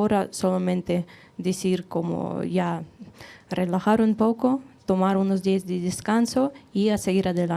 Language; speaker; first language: Spanish; non-native, fluent; Russian